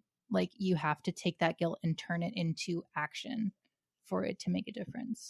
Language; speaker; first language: English; native; English